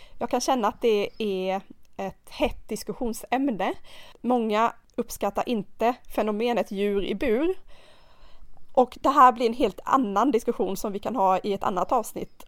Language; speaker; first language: Swedish; native; Swedish